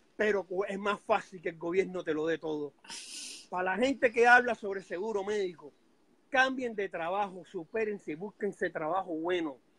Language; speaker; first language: Spanish; native; Spanish